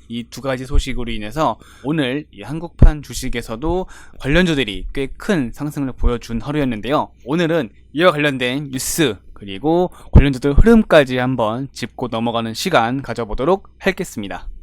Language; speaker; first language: Korean; native; Korean